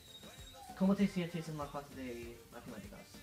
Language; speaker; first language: Spanish; non-native, learner; English